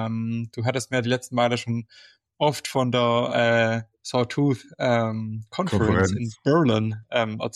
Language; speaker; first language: German; native; German